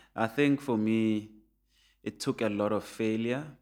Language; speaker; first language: English; non-native, local second language; Venda